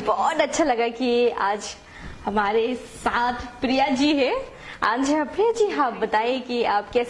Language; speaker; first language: Hindi; non-native, local second language; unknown